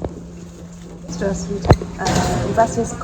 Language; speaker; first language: Russian; non-native, learner; English